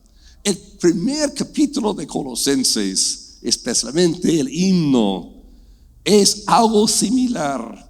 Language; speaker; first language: Spanish; non-native, fluent; English